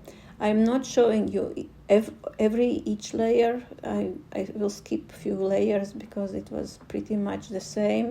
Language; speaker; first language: English; non-native, fluent; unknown